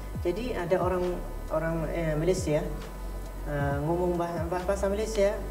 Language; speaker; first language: Indonesian; non-native, learner; Eastern Cham